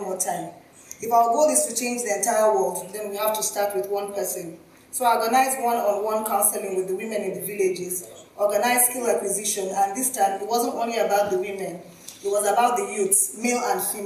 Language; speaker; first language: English; non-native, local second language; Hausa